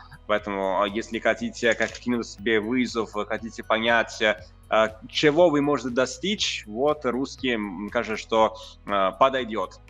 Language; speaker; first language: Russian; non-native, fluent; Italian